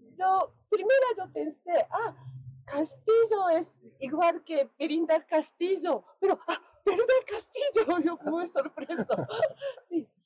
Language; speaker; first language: Spanish; non-native, learner; Japanese